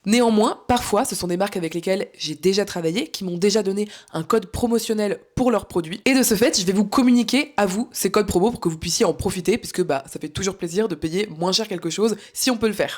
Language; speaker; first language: French; native; French